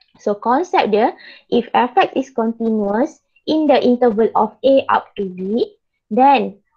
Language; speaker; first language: English; non-native, local second language; Malay